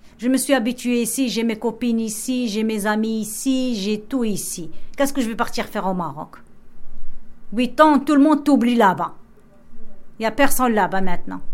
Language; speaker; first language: French; non-native, local second language; Arabic